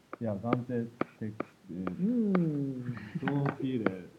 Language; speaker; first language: German; non-native, learner; Japanese